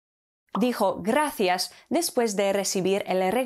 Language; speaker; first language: Spanish; non-native, fluent; Polish